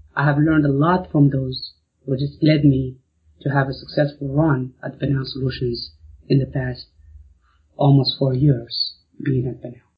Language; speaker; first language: English; non-native, fluent; Arabic